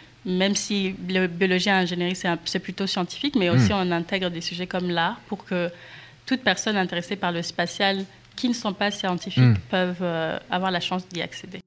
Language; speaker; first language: French; non-native, local second language; Kinyarwanda